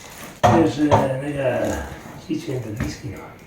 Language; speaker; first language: Chinese; non-native, fluent; Italian